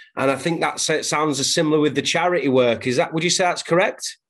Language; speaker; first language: English; native; English